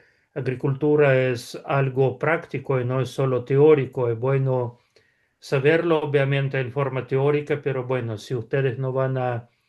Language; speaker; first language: Spanish; non-native, fluent; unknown